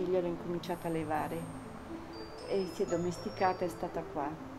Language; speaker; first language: Italian; early bilingual, heritage; Italian